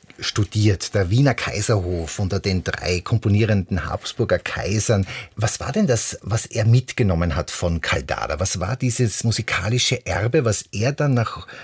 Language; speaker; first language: German; native; German